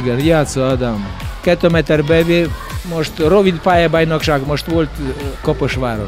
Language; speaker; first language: Hungarian; non-native, learner; Russian